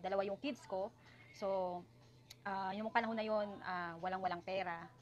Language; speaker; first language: Filipino; native; Filipino